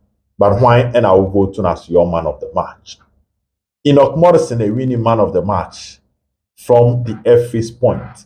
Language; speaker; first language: English; non-native, local second language; Akan